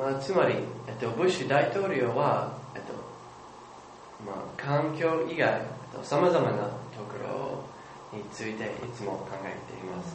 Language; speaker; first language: Japanese; non-native, learner; English